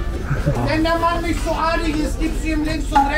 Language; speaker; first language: German; native; German